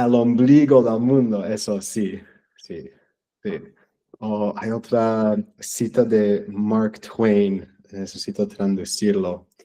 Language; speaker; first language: Spanish; non-native, fluent; English